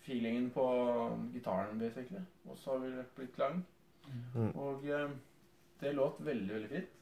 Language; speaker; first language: Norwegian; native; Norwegian